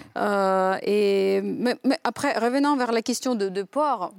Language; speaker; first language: French; non-native, fluent; Ukrainian